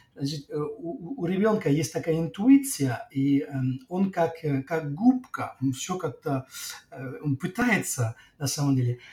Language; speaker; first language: Russian; non-native, fluent; French